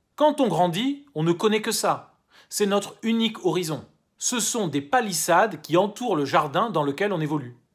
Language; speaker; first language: French; native; French